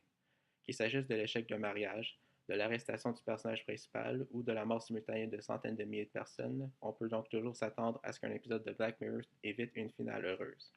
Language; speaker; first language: French; native; French